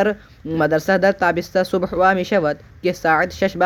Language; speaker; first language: Persian; non-native, fluent; Urdu